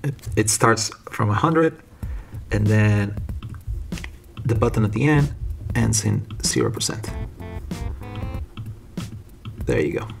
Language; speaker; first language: English; non-native, fluent; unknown